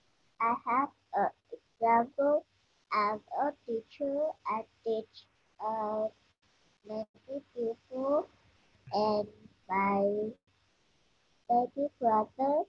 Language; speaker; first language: English; non-native, learner; Vietnamese